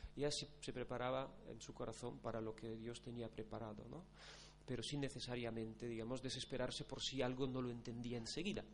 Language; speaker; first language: Spanish; non-native, fluent; Polish